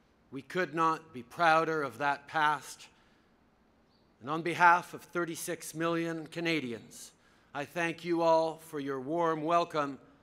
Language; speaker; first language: English; early bilingual, other home language; French